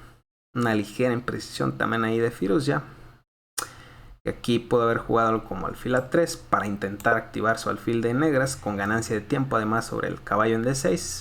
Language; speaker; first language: Spanish; native; Spanish